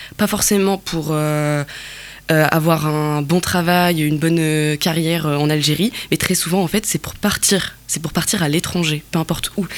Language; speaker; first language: French; non-native, local second language; Kabyle